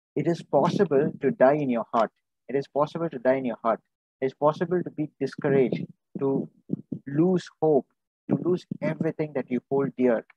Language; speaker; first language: English; non-native, local second language; Tamil